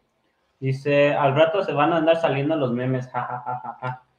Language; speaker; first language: Spanish; native; Spanish